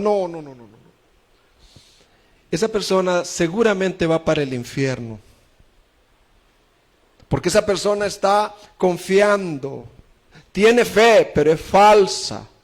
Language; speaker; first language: Spanish; native; Spanish